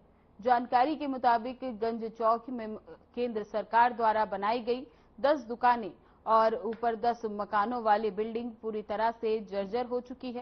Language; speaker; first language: Hindi; native; Hindi